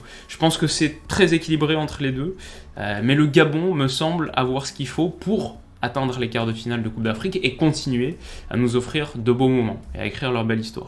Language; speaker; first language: French; native; French